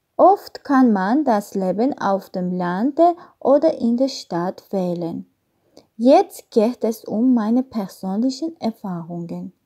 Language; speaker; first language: German; non-native, learner; Armenian